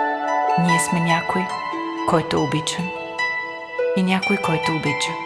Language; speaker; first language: Bulgarian; native; Bulgarian